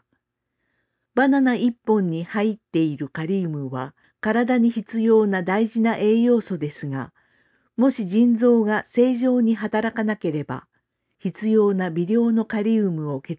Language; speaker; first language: Japanese; non-native, fluent; Korean